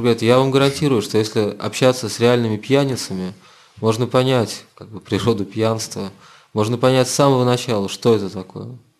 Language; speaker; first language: Russian; native; Russian